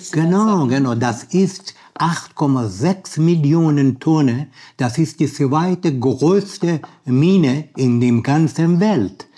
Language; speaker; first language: German; non-native, learner; Persian